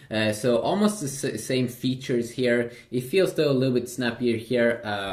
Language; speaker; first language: English; non-native, fluent; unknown